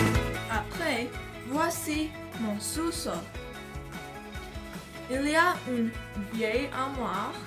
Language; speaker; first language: French; non-native, learner; English